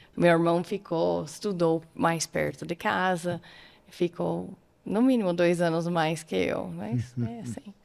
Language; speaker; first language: Portuguese; non-native, fluent; English